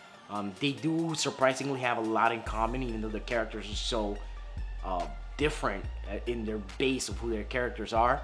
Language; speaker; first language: English; native; English